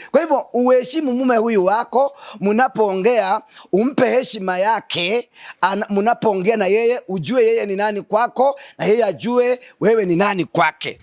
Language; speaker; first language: Swahili; non-native, local second language; Gusii